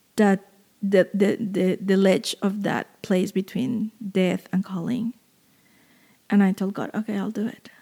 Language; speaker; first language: English; non-native, fluent; Spanish